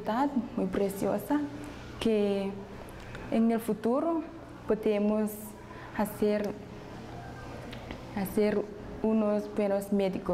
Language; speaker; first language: Spanish; non-native, learner; English